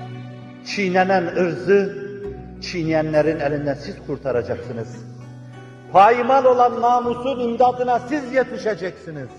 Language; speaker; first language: Turkish; native; Turkish